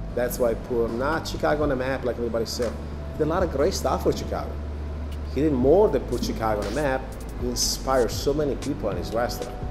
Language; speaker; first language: English; non-native, fluent; Italian